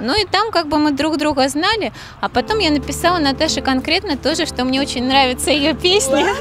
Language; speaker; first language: Russian; native; Russian